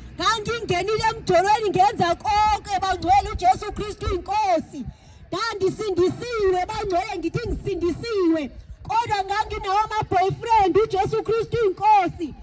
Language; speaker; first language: Zulu; non-native, local second language; Xhosa